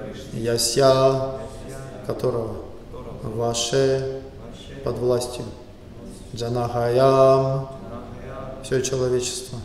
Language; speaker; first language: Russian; native; Russian